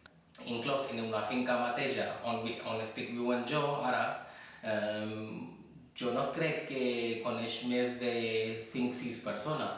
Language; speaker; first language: Catalan; non-native, fluent; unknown